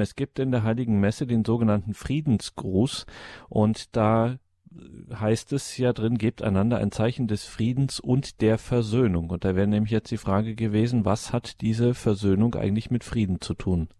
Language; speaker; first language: German; native; German